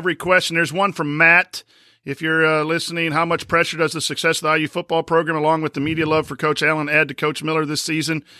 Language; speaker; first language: English; native; English